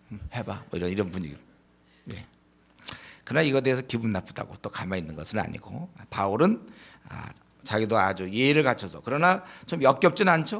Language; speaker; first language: Korean; native; Korean